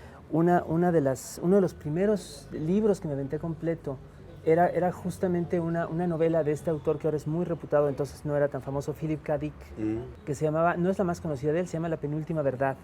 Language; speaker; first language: Spanish; native; Spanish